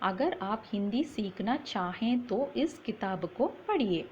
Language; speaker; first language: Hindi; non-native, local second language; Tamil